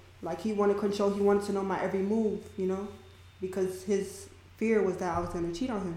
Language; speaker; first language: English; native; English